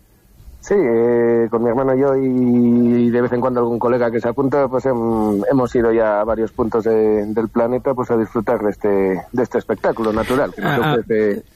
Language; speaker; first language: Spanish; native; Spanish